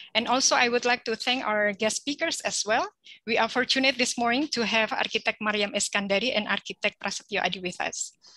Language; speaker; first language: English; non-native, fluent; Indonesian